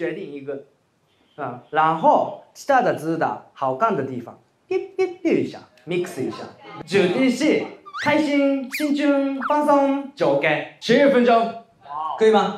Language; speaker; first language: Chinese; non-native, fluent; Japanese